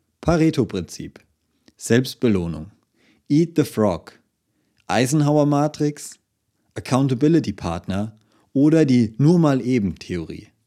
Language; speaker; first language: German; native; German